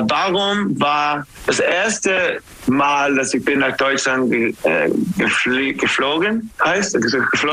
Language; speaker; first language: German; non-native, learner; English